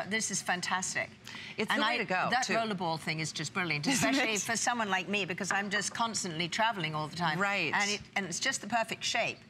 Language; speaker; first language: English; native; English